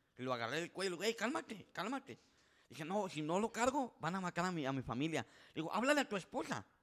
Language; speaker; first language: Spanish; early bilingual, heritage; Spanish